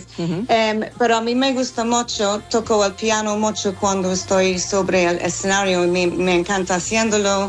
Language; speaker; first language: Spanish; non-native, learner; English